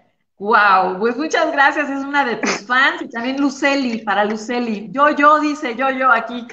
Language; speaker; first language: Spanish; native; Spanish